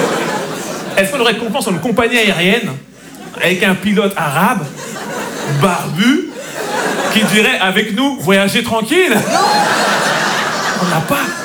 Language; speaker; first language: French; native; French